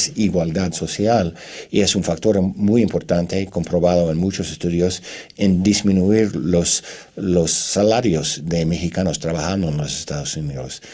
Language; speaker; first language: Spanish; non-native, fluent; English